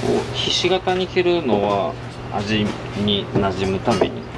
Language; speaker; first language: Japanese; native; Japanese